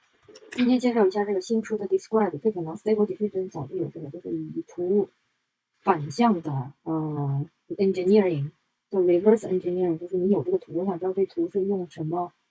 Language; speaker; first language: Chinese; native; Chinese